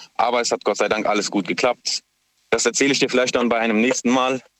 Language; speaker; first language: German; native; German